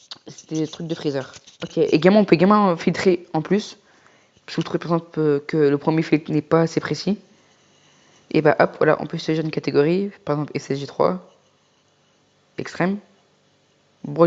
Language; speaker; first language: French; native; French